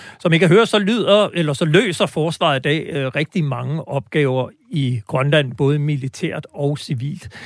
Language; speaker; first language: Danish; native; Danish